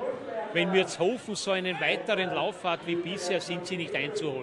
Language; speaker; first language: German; native; German